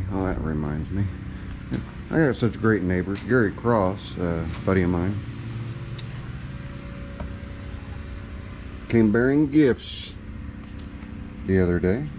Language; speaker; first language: English; native; English